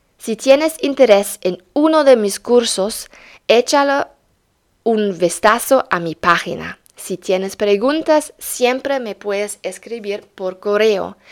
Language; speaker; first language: Spanish; non-native, fluent; German